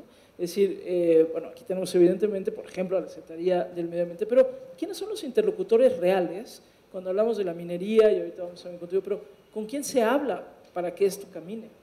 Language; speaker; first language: Spanish; native; Spanish